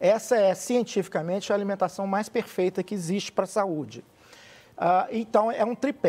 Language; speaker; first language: Portuguese; native; Portuguese